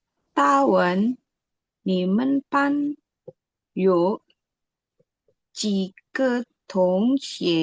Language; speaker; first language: Chinese; non-native, learner; Indonesian